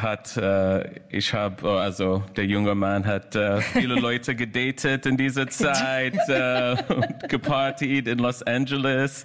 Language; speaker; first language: German; non-native, fluent; English